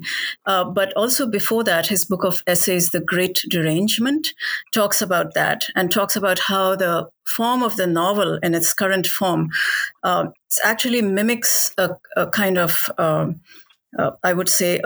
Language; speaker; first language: English; non-native, local second language; Hindi